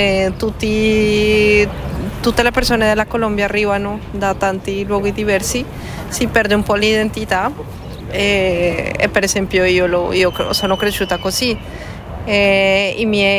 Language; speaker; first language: Italian; non-native, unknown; Spanish